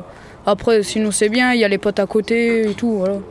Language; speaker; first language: French; native; French